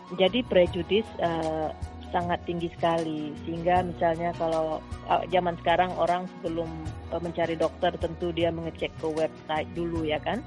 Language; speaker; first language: Indonesian; native; Indonesian